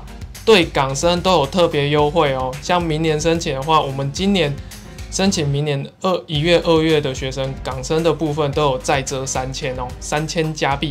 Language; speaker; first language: Chinese; native; Chinese